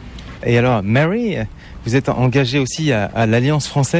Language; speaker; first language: French; native; French